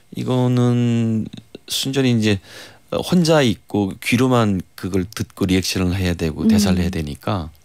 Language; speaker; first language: Korean; native; Korean